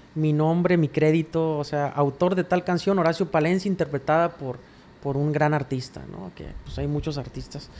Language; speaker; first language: Spanish; native; Spanish